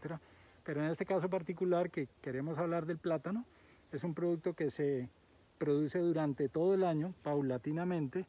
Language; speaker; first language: Spanish; native; Spanish